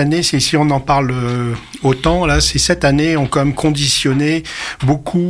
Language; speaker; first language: French; native; French